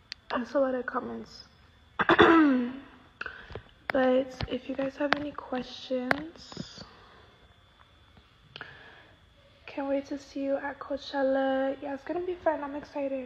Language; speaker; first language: English; early bilingual, other home language; Spanish